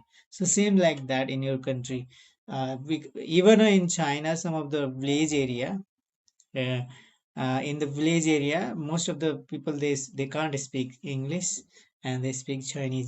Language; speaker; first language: English; non-native, learner; Nepali